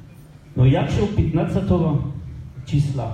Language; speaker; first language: Ukrainian; non-native, learner; French